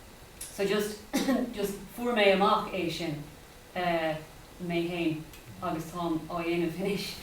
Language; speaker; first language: Irish; non-native, local second language; English